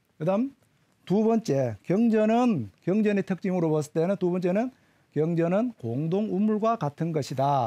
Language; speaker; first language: Korean; native; Korean